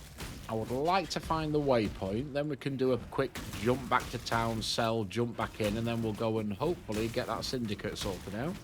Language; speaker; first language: English; native; English